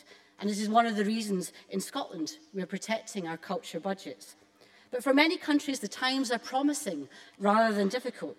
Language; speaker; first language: English; native; English